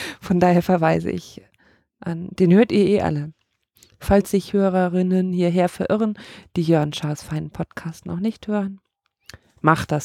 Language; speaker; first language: German; native; German